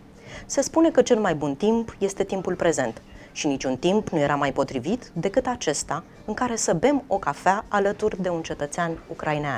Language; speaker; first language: Romanian; native; Romanian